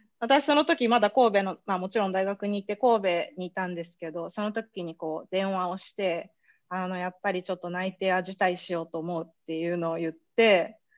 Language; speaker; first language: Japanese; native; Japanese